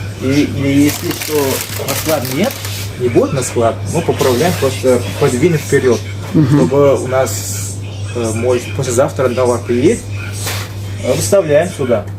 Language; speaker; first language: Russian; non-native, learner; Uzbek